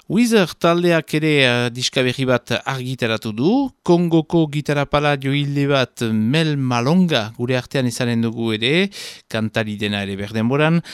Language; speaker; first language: Basque; native; Basque